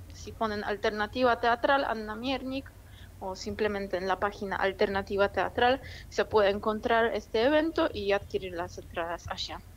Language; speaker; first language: Spanish; non-native, fluent; Polish